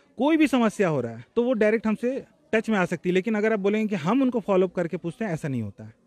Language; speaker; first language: Hindi; native; Hindi